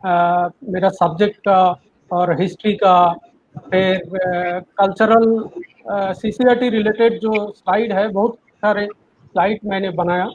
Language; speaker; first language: Hindi; non-native, local second language; Bangla